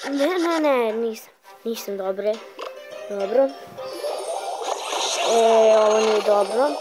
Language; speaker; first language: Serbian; early bilingual, heritage; Serbian